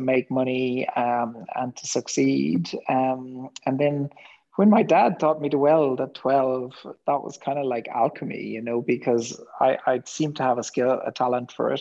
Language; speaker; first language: English; native; English